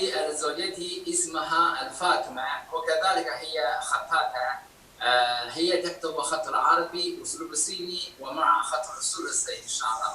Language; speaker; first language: Arabic; non-native, fluent; Chinese